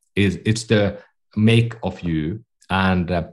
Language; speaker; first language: English; non-native, fluent; Finnish